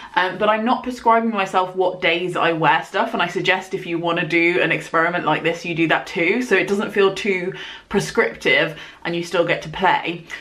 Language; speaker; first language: English; native; English